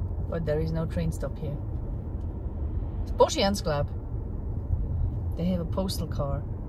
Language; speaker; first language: English; non-native, fluent; German